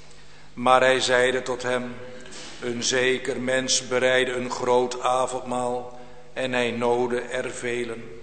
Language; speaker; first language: Dutch; native; Dutch